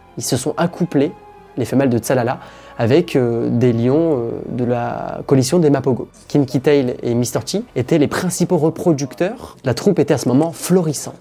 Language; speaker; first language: French; native; French